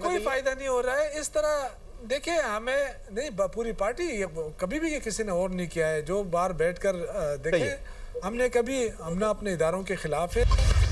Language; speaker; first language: Urdu; native; Urdu